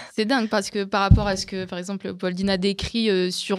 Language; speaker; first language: French; native; French